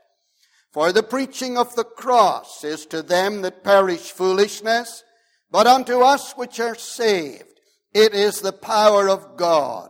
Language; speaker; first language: English; native; English